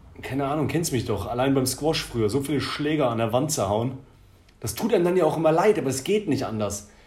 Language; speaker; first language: German; native; German